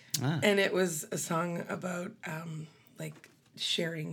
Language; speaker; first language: English; native; English